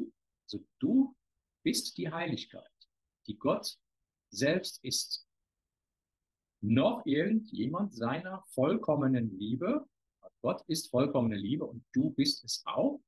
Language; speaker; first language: German; native; German